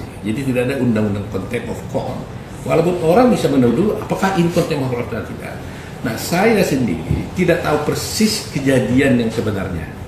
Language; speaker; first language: Indonesian; native; Indonesian